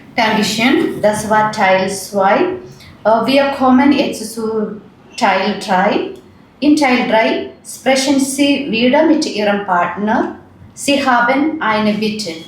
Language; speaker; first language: German; non-native, fluent; Malayalam